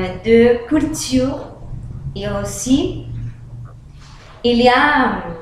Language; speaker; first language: French; non-native, learner; Spanish